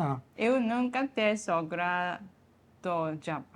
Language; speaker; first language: Portuguese; non-native, learner; Japanese